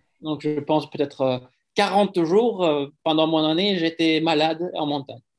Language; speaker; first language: French; non-native, fluent; Swedish